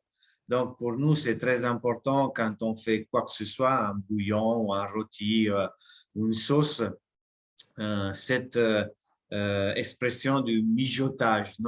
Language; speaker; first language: French; non-native, fluent; Italian